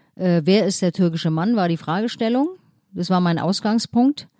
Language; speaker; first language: German; native; German